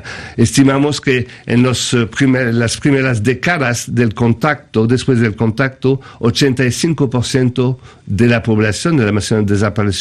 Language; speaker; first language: Spanish; non-native, fluent; French